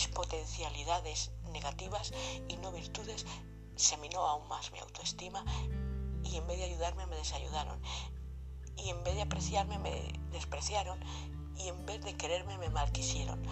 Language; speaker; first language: Spanish; native; Spanish